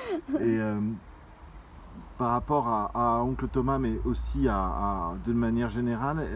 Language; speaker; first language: French; native; French